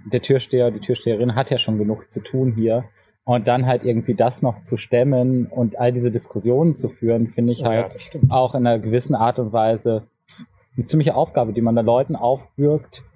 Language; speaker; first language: German; native; German